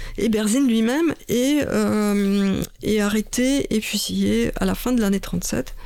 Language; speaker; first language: French; non-native, fluent; Russian